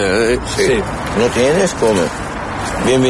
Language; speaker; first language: Spanish; non-native, learner; Arabic